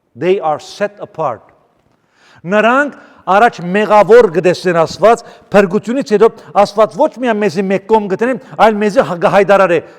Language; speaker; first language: Armenian; early bilingual, heritage; Armenian